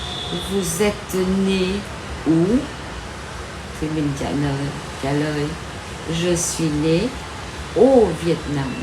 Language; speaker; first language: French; non-native, fluent; Vietnamese